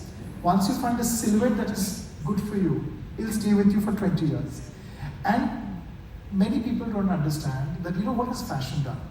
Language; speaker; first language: English; non-native, local second language; Bangla